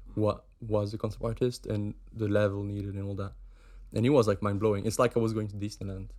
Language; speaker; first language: English; non-native, fluent; German